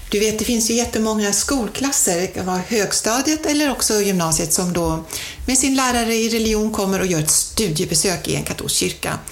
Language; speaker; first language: Swedish; non-native, fluent; German